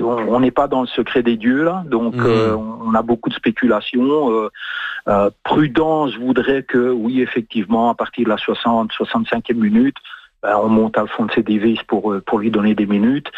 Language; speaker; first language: French; native; French